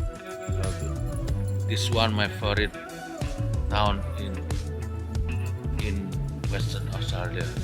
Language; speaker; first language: English; non-native, learner; Indonesian